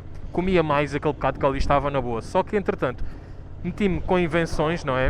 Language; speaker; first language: Portuguese; native; Portuguese